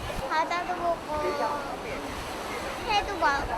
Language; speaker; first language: Korean; early bilingual, heritage; Korean